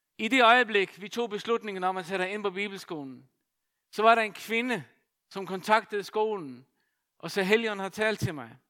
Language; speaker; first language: Danish; non-native, local second language; Faroese